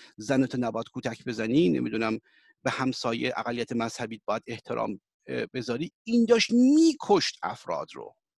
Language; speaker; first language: Persian; early bilingual, heritage; Persian